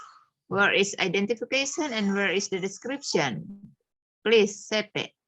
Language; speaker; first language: English; non-native, fluent; Indonesian